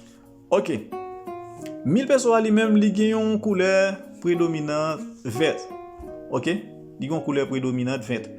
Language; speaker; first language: French; non-native, local second language; Haitian Creole